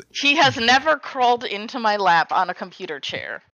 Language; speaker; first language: English; native; English